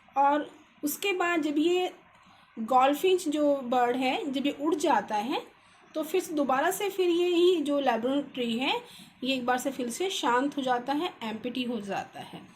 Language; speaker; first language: Hindi; native; Hindi